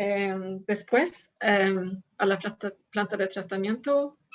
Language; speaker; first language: Spanish; non-native, fluent; Swedish